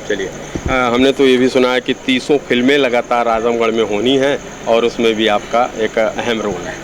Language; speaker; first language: Hindi; native; Hindi